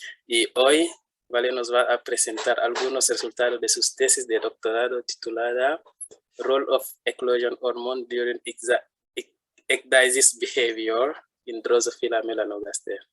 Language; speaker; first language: Spanish; non-native, fluent; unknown